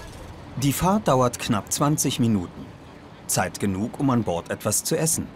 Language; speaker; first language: German; native; German